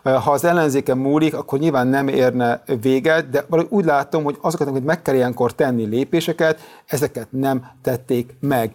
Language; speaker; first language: Hungarian; native; Hungarian